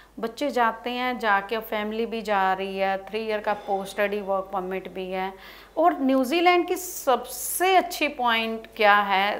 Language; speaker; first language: Hindi; non-native, local second language; Punjabi